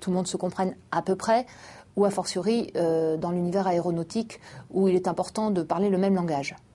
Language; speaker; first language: French; native; French